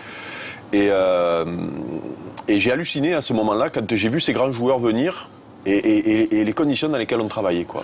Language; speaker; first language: French; native; French